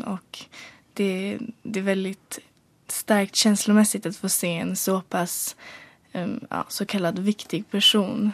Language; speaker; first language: Swedish; early bilingual, other home language; Polish